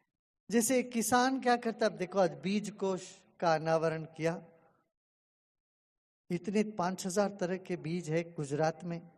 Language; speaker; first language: Hindi; non-native, local second language; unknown